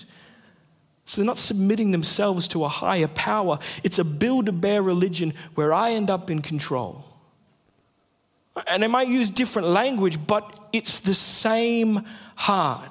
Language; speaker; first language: English; native; English